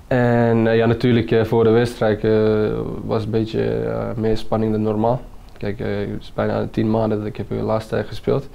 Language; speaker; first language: Dutch; non-native, fluent; Finnish